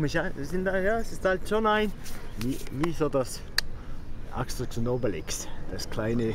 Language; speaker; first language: German; native; German